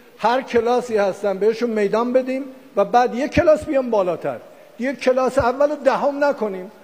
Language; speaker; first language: Persian; non-native, local second language; Azerbaijani